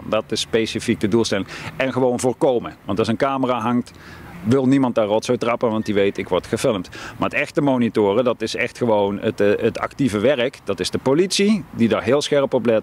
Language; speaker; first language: Dutch; native; Dutch